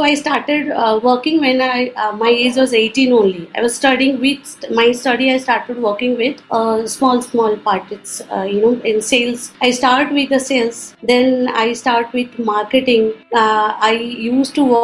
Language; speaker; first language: English; non-native, local second language; Odia